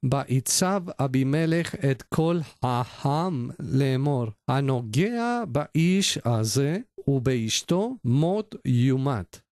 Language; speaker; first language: Hebrew; non-native, learner; Spanish